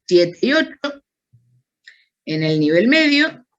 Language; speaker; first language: Spanish; native; Spanish